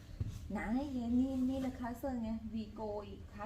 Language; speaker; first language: Danish; non-native, learner; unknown